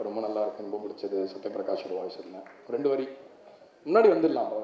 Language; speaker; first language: Tamil; native; Tamil